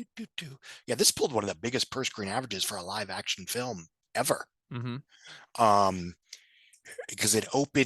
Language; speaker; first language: English; native; English